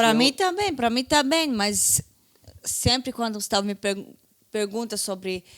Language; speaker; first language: Portuguese; non-native, fluent; Hebrew